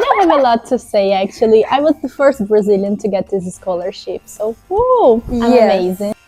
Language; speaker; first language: English; non-native, fluent; Portuguese